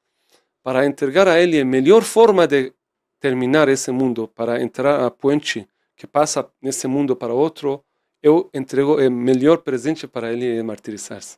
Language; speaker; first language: Portuguese; non-native, fluent; Persian